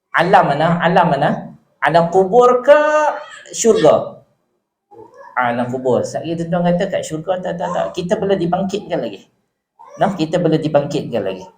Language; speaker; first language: Malay; native; Malay